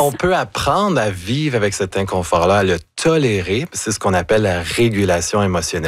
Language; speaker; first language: French; native; French